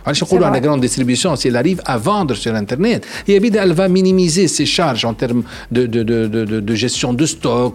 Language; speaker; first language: French; non-native, local second language; Arabic